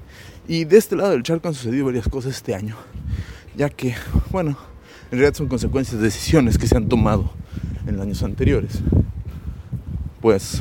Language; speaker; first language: Spanish; native; Spanish